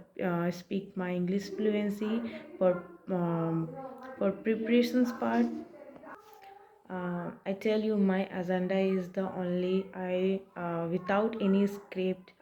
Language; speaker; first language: English; non-native, learner; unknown